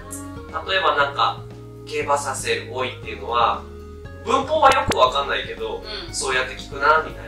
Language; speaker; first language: Japanese; native; Japanese